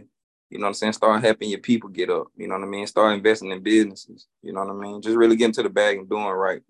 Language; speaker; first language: English; native; English